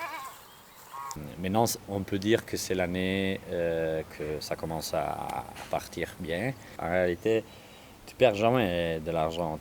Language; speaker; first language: French; non-native, learner; Italian